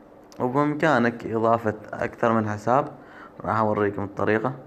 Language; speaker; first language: Arabic; native; Arabic